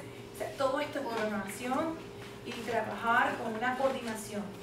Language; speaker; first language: Spanish; native; Spanish